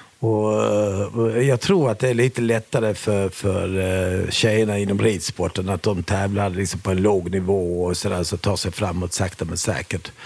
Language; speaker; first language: Swedish; early bilingual, other home language; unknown